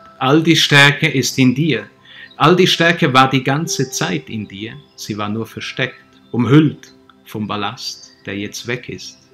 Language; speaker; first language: German; native; German